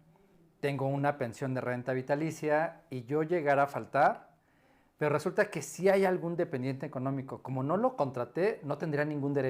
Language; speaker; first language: Spanish; native; Spanish